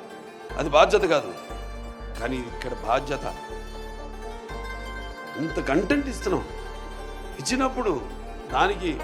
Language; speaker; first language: Telugu; native; Telugu